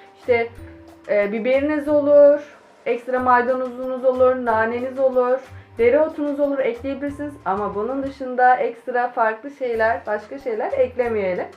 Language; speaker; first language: Turkish; native; Turkish